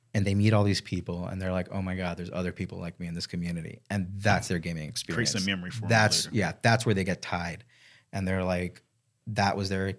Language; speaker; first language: English; native; English